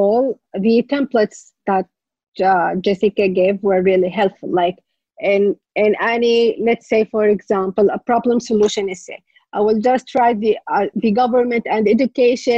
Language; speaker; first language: English; non-native, fluent; Arabic